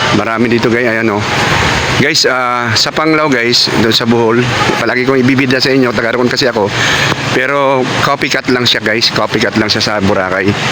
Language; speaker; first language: Filipino; non-native, local second language; Cebuano